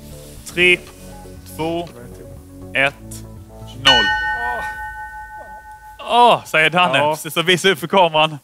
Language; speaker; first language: Swedish; native; Swedish